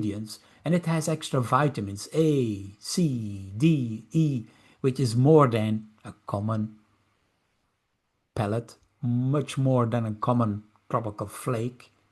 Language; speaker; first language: English; non-native, fluent; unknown